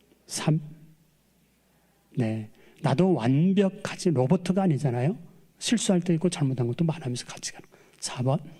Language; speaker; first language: Korean; native; Korean